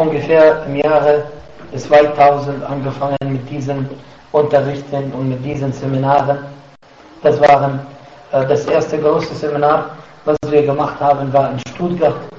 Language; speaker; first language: German; non-native, fluent; Arabic